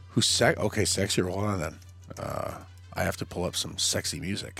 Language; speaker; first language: English; native; English